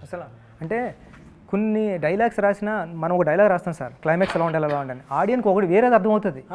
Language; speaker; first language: Telugu; native; Telugu